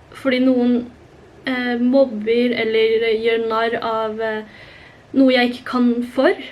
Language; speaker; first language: Norwegian; early bilingual, other home language; Korean